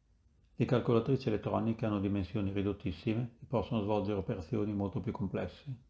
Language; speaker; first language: Italian; native; Italian